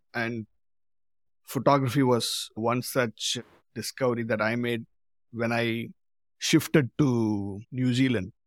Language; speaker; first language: English; non-native, local second language; Tamil